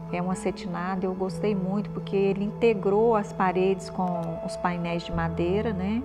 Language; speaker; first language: Portuguese; native; Portuguese